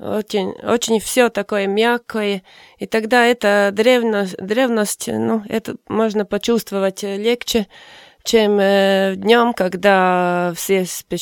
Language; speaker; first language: Russian; non-native, fluent; Latvian